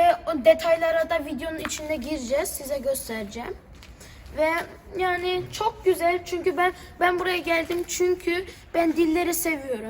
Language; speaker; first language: Turkish; early bilingual, heritage; Turkish